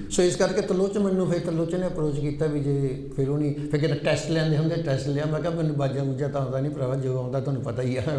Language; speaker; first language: Punjabi; early bilingual, heritage; Punjabi